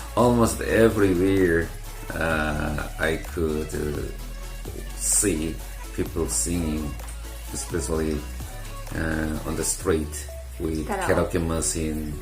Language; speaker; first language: English; non-native, fluent; Korean